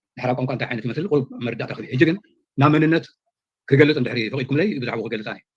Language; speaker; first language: Tigrinya; native; Tigrinya